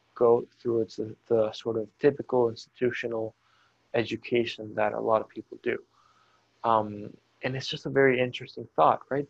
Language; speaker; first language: English; non-native, fluent; Spanish